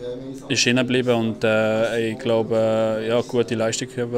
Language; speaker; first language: German; non-native, local second language; French